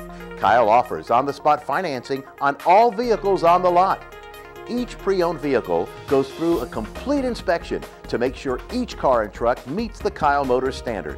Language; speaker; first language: English; native; English